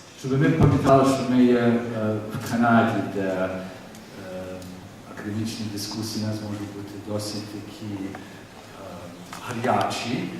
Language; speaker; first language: Ukrainian; early bilingual, heritage; Ukrainian